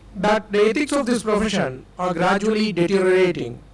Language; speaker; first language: English; non-native, local second language; Tamil